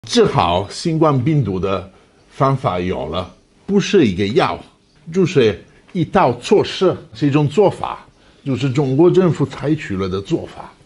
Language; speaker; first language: Chinese; non-native, fluent; Italian